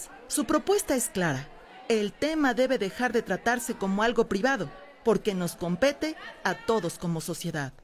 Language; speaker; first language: Spanish; native; Spanish